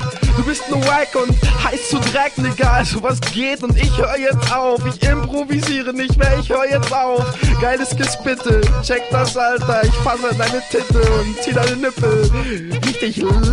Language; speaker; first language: German; native; German